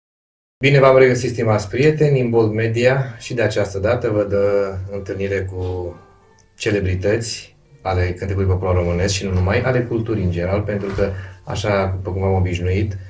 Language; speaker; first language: Romanian; native; Romanian